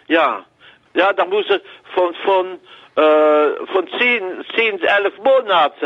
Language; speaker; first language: German; non-native, learner; French